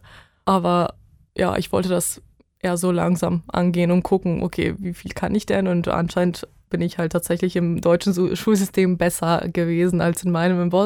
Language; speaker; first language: German; non-native, fluent; Bosnian